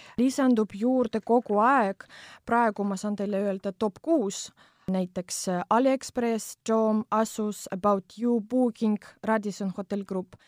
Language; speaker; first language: Estonian; non-native, local second language; Russian